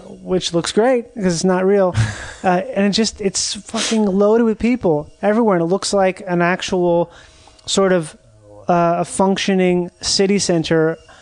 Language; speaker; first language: English; native; English